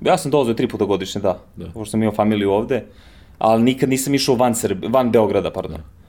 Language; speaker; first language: Serbian; early bilingual, heritage; Serbian